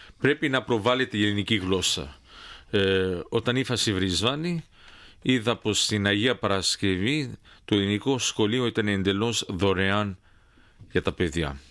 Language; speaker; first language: Greek; early bilingual, heritage; Greek